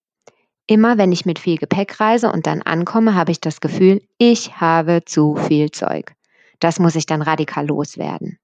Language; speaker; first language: German; native; German